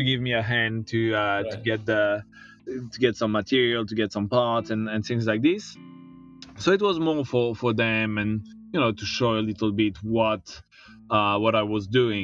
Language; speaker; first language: English; non-native, fluent; French